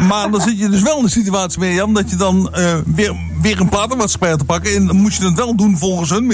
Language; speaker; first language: Dutch; native; Dutch